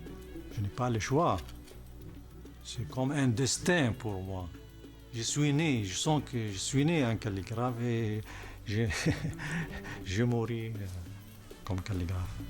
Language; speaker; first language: French; non-native, fluent; Arabic